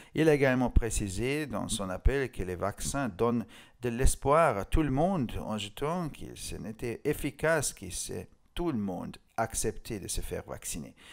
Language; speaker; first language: French; non-native, fluent; Hungarian